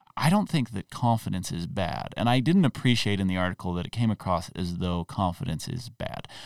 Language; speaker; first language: English; native; English